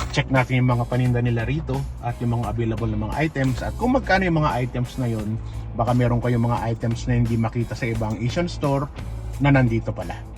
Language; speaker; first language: Filipino; non-native, local second language; Pampanga